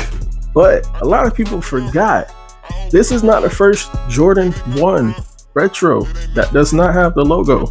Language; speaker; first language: English; native; English